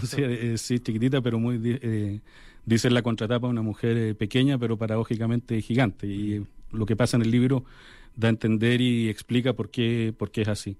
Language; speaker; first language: Spanish; native; Spanish